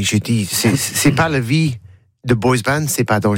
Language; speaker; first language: French; non-native, learner; English